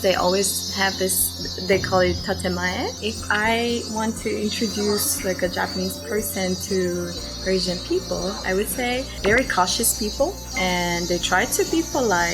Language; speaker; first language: English; non-native, fluent; Persian